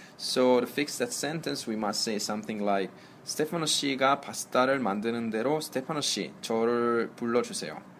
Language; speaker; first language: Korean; non-native, fluent; Italian